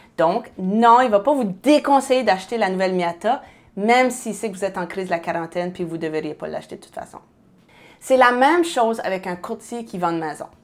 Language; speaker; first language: French; native; French